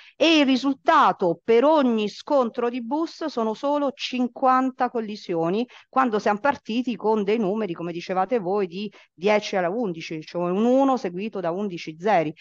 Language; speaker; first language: Italian; native; Italian